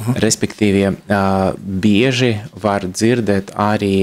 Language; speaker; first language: Latvian; non-native, local second language; Russian